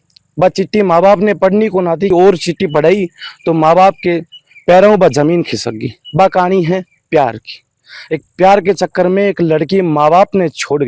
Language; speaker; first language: Hindi; non-native, local second language; Marwari